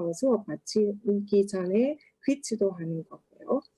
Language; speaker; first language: Korean; non-native, fluent; Thai